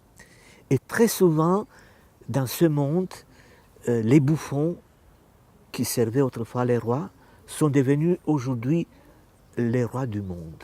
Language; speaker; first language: French; non-native, fluent; Romanian